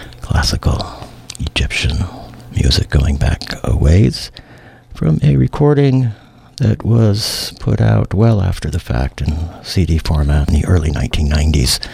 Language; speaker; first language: English; native; English